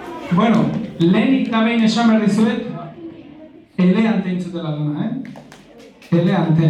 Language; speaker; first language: Basque; native; Basque